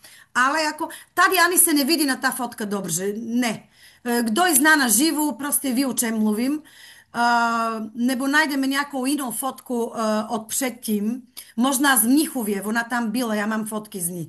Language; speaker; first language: Czech; non-native, fluent; Bulgarian